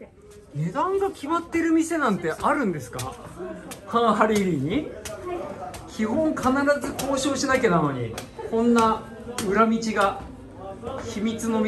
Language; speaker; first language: Japanese; native; Japanese